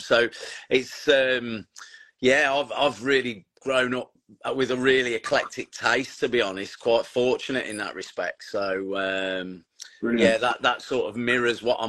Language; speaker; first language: English; native; English